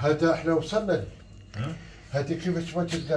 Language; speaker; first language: Arabic; native; Arabic